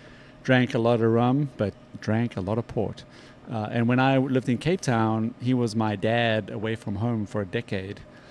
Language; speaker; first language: English; native; English